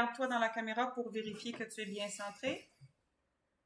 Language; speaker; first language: French; native; French